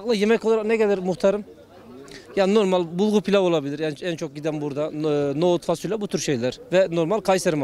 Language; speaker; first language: Turkish; native; Turkish